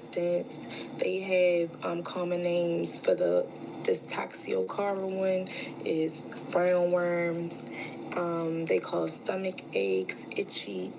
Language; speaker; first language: English; native; English